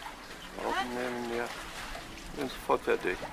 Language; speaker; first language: German; native; German